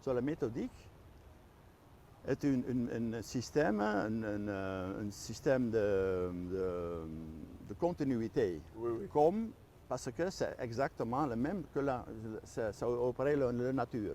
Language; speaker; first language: French; non-native, fluent; Dutch